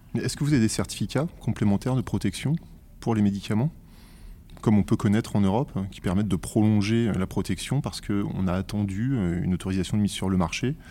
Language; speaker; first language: French; native; French